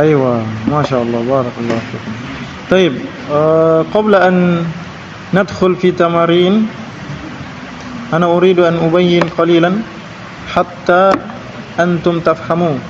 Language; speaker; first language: Arabic; non-native, fluent; Indonesian